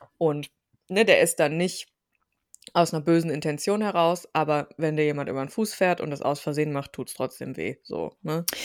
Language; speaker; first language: German; early bilingual, other home language; Turkish